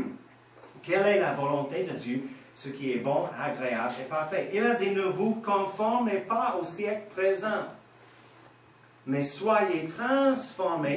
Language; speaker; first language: French; non-native, fluent; English